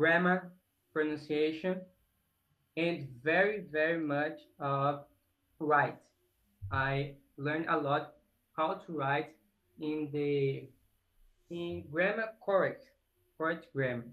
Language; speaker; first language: English; non-native, learner; Portuguese